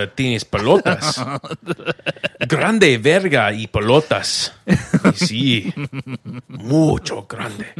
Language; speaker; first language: Spanish; non-native, learner; English